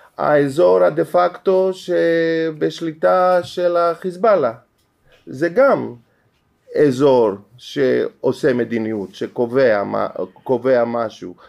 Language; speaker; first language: Hebrew; non-native, fluent; Greek